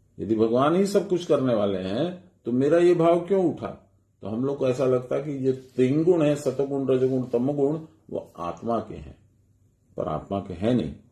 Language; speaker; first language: Hindi; native; Hindi